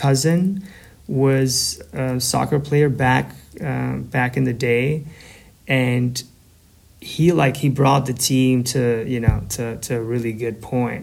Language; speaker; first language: English; non-native, fluent; Albanian